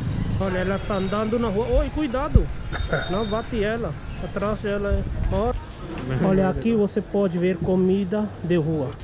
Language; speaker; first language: Portuguese; non-native, learner; Hindi